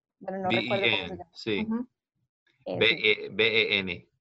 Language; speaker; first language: Spanish; non-native, fluent; English